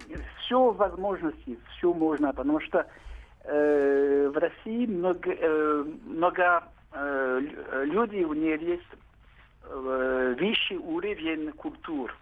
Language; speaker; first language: Russian; non-native, learner; French